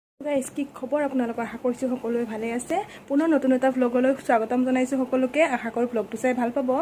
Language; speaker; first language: Assamese; native; Assamese